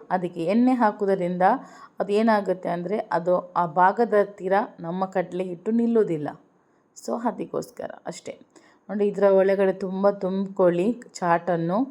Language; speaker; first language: Kannada; non-native, local second language; Urdu